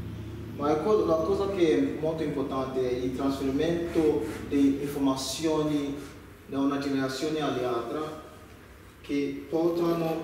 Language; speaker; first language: Italian; non-native, learner; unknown